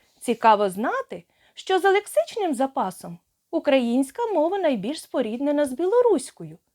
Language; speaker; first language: Ukrainian; native; Ukrainian